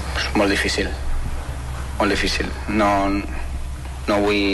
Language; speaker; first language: Catalan; non-native, fluent; Spanish